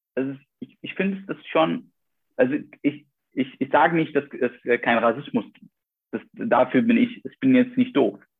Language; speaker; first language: German; non-native, fluent; Arabic